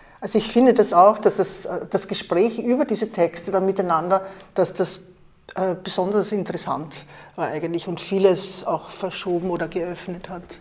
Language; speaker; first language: German; early bilingual, other home language; Arabic